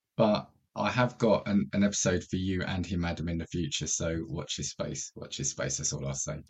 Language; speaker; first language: English; native; English